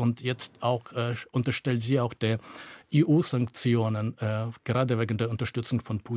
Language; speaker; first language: German; native; German